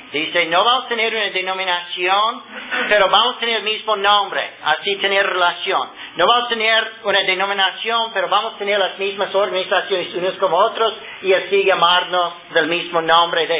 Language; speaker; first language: Spanish; non-native, fluent; English